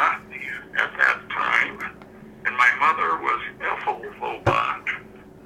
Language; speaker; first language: English; native; English